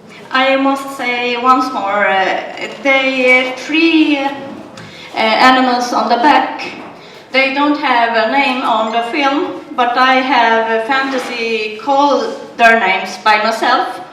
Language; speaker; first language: English; non-native, learner; Swedish